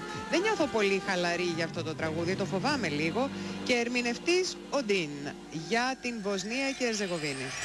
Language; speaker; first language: Greek; native; Greek